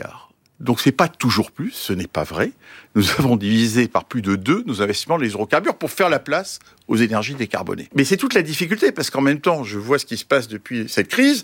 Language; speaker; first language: French; native; French